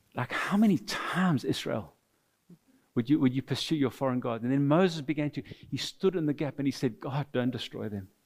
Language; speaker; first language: English; non-native, fluent; French